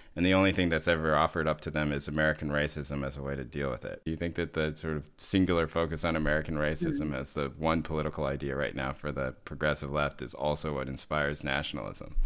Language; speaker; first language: English; native; English